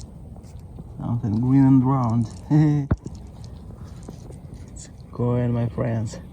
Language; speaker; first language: English; non-native, learner; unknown